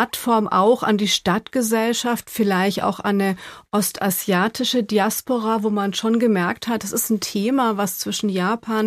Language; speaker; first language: German; native; German